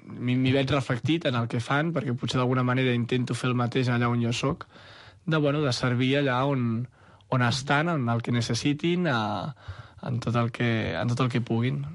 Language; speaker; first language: Catalan; native; Catalan